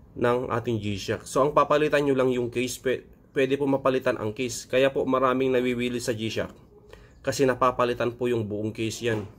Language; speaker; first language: Filipino; non-native, local second language; Iloko